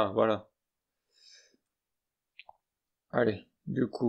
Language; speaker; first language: French; native; French